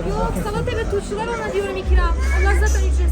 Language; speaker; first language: Turkish; native; Turkish